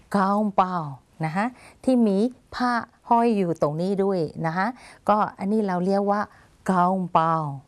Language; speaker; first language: Thai; non-native, fluent; Burmese